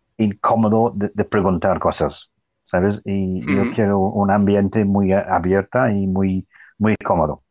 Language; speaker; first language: Spanish; non-native, fluent; English